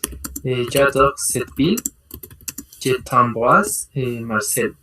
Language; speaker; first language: French; non-native, learner; Spanish